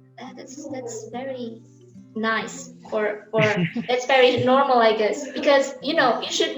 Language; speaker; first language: English; non-native, learner; Indonesian